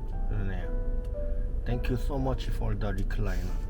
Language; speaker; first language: English; non-native, learner; Korean